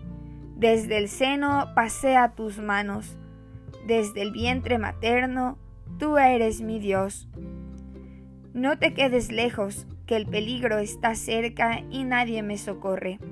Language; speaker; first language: Spanish; native; Spanish